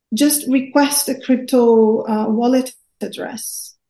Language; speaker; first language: English; non-native, fluent; Portuguese